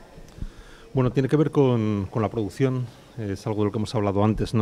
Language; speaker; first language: Spanish; native; Spanish